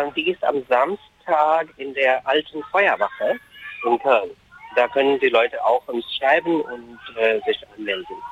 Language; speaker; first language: German; non-native, fluent; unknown